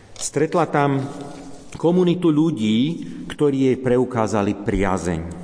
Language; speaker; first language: Slovak; native; Slovak